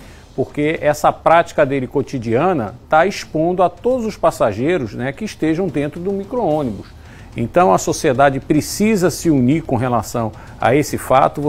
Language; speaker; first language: Portuguese; native; Portuguese